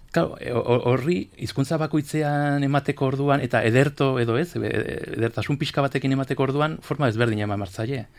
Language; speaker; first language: Basque; non-native, local second language; Spanish